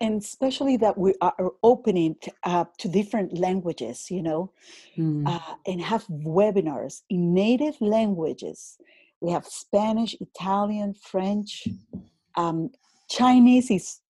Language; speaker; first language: English; non-native, fluent; Spanish